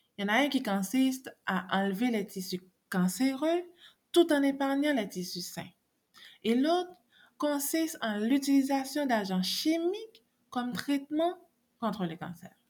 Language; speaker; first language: French; non-native, local second language; Haitian Creole